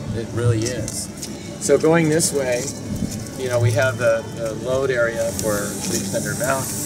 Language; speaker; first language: English; native; English